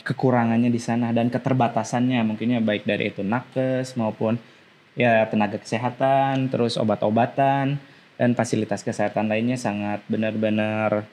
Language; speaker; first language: Indonesian; non-native, local second language; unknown